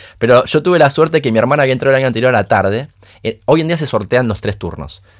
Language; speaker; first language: Spanish; early bilingual, other home language; Portuguese